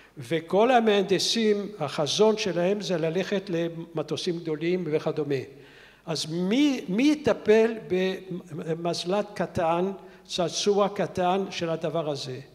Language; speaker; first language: Hebrew; non-native, fluent; French